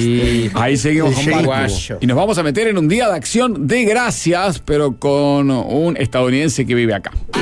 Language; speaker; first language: Spanish; native; Spanish